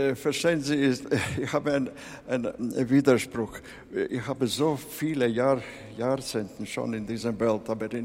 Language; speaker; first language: German; non-native, learner; Latvian